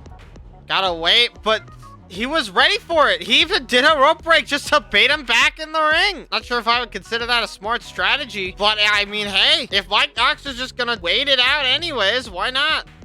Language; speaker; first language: English; native; English